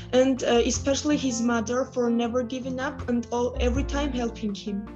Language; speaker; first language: English; non-native, fluent; Armenian